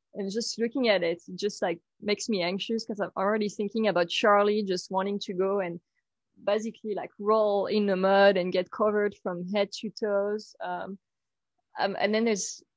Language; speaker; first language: English; non-native, fluent; French